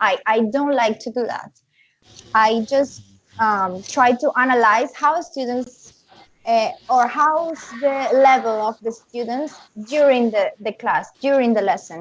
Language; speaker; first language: English; non-native, fluent; Spanish